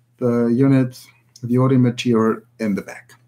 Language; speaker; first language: English; non-native, fluent; German